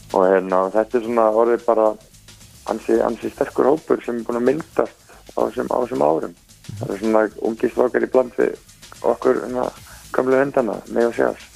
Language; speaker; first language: Icelandic; native; Icelandic